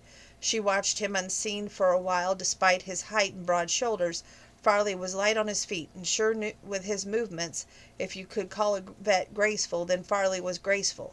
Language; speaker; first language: English; native; English